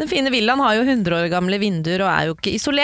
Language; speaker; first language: Norwegian; native; Norwegian